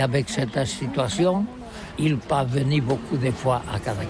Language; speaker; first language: French; non-native, learner; Catalan